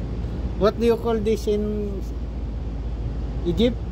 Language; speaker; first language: English; non-native, local second language; Filipino